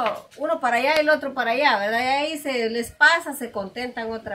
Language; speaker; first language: Spanish; native; Spanish